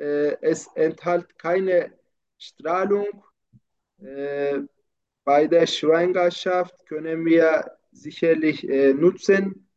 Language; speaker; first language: German; non-native, learner; Turkish